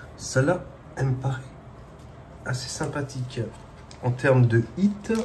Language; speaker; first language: French; native; French